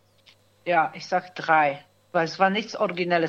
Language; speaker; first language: German; native; German